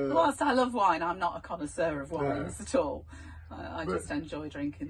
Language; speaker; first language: English; native; English